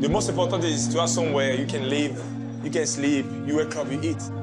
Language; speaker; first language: English; non-native, fluent; Lingala